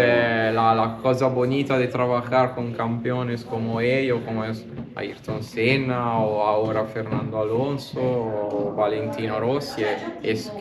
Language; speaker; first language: Spanish; non-native, learner; Italian